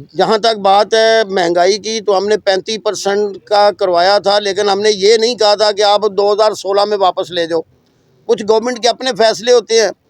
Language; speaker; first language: Urdu; non-native, local second language; Punjabi